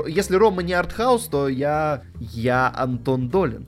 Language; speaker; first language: Russian; native; Russian